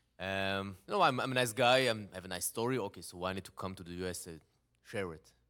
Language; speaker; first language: English; non-native, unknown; Hebrew